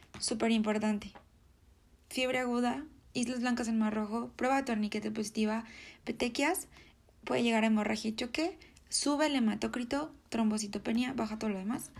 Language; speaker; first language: Spanish; native; Spanish